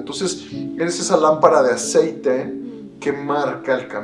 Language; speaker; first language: Spanish; native; Spanish